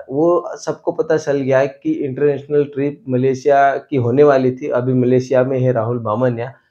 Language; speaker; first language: Hindi; native; Hindi